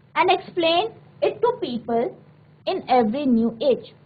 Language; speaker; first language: English; non-native, local second language; Hindi